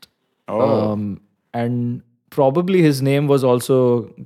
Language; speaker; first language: English; non-native, local second language; Hindi